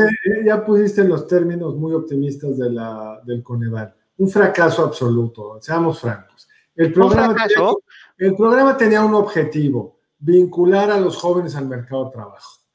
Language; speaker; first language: Spanish; native; Spanish